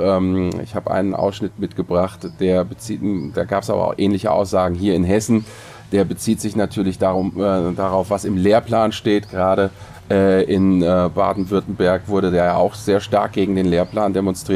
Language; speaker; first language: German; native; German